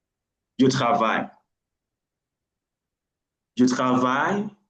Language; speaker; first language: French; non-native, learner; English